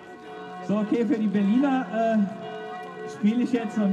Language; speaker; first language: German; native; German